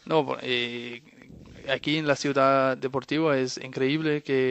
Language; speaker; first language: Spanish; non-native, fluent; Danish